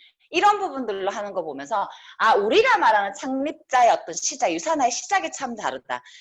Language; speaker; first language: Korean; native; Korean